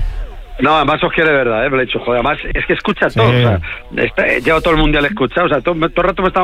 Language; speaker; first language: Spanish; native; Spanish